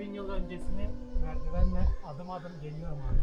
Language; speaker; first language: Turkish; native; Turkish